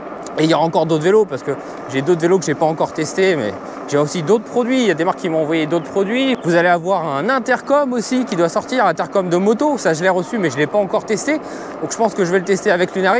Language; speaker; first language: French; native; French